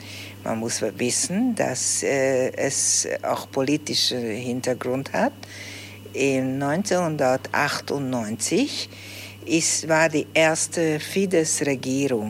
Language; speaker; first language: German; early bilingual, heritage; Hungarian